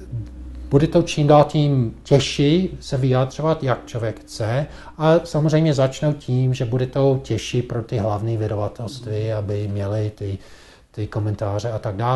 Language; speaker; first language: Czech; non-native, fluent; English